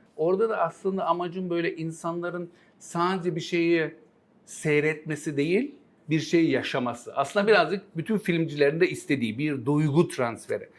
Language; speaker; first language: Turkish; early bilingual, heritage; Turkish